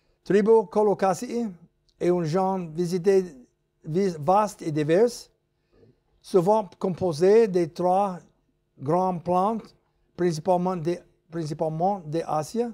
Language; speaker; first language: French; non-native, learner; English